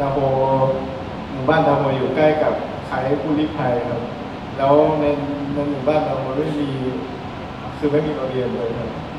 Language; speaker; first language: Thai; non-native, fluent; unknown